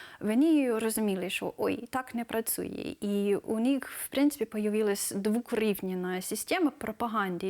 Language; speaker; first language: Ukrainian; non-native, fluent; English